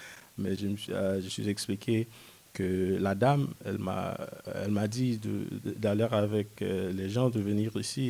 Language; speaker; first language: French; non-native, local second language; Haitian Creole